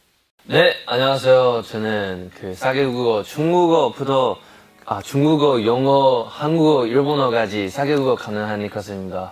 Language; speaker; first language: Korean; non-native, learner; Chinese